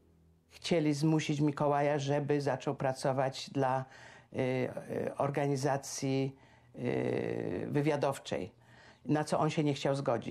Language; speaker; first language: Polish; native; Polish